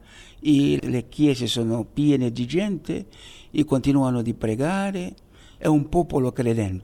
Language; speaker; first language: Italian; non-native, fluent; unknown